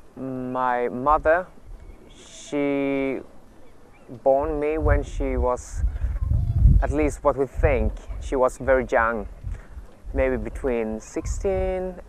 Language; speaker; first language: English; early bilingual, other home language; Swedish